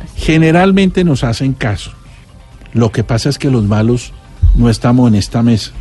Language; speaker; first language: Spanish; native; Spanish